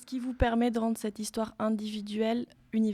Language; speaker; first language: French; native; French